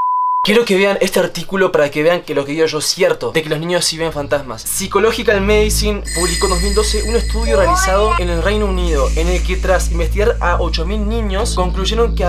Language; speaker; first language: Spanish; native; Spanish